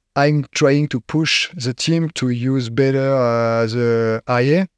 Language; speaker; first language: English; non-native, fluent; French